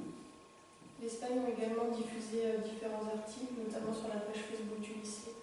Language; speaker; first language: French; non-native, local second language; Luxembourgish